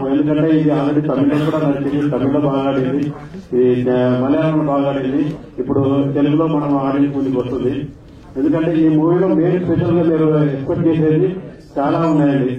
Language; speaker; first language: Telugu; native; Telugu